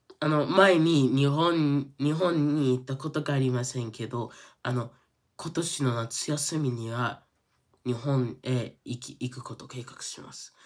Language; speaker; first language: Japanese; non-native, learner; English